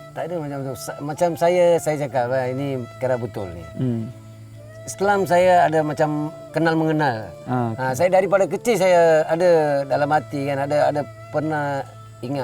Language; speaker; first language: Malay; non-native, local second language; Tamil